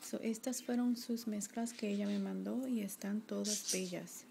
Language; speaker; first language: Spanish; early bilingual, heritage; Spanish